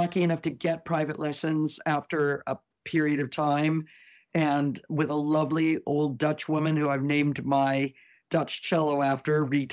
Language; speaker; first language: English; native; English